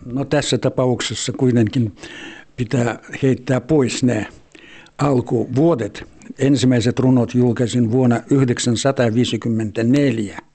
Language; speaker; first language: Finnish; early bilingual, heritage; Finnish